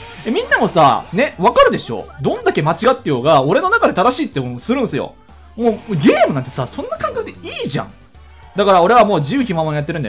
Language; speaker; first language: Japanese; native; Japanese